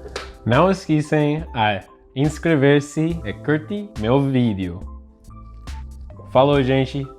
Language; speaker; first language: Portuguese; non-native, learner; English